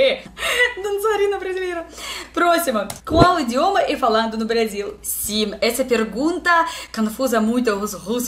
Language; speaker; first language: Portuguese; non-native, learner; Russian